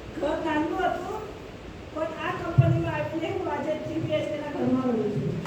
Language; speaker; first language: Gujarati; non-native, local second language; Marathi